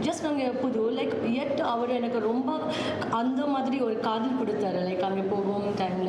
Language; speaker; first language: Tamil; non-native, learner; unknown